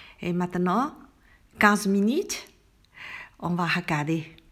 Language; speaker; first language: French; non-native, learner; Chinese